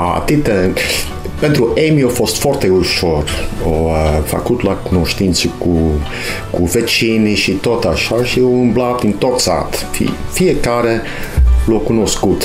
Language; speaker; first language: Romanian; non-native, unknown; Dutch